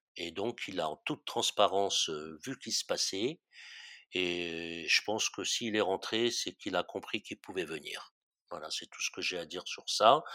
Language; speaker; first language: French; early bilingual, other home language; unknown